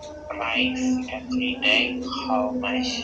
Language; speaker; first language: English; non-native, learner; Indonesian